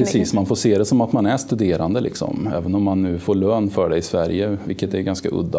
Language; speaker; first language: Swedish; native; Swedish